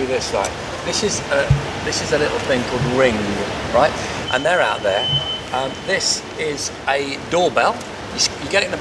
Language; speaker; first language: English; native; English